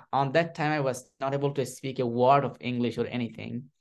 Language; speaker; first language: English; non-native, learner; Rohingya